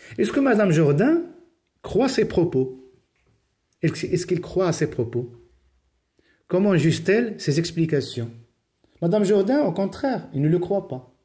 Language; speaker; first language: French; non-native, local second language; Arabic